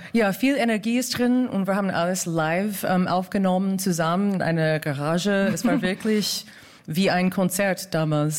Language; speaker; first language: German; non-native, fluent; English